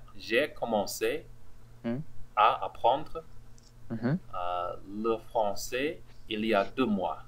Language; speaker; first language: French; non-native, learner; English